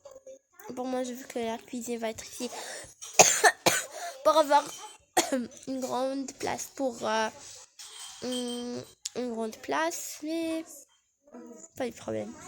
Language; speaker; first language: French; non-native, learner; Arabic